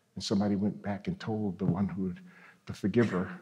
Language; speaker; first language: English; native; English